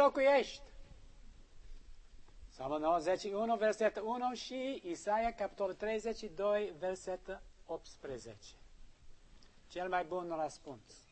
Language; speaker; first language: Romanian; non-native, learner; English